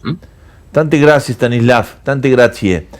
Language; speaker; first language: Italian; non-native, local second language; Spanish